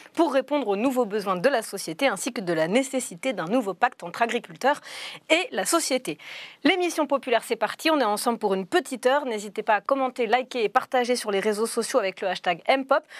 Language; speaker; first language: French; native; French